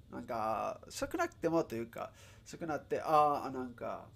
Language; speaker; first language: Japanese; non-native, learner; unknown